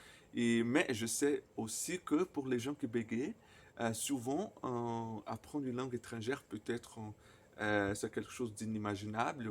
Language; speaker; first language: French; non-native, fluent; Portuguese